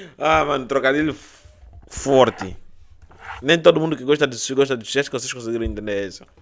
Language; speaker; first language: Portuguese; native; Portuguese